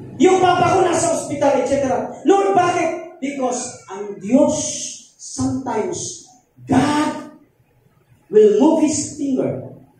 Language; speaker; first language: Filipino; non-native, local second language; Cebuano